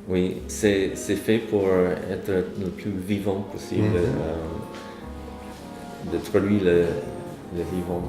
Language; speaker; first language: French; non-native, fluent; English